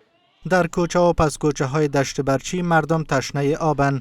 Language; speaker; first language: Persian; native; Persian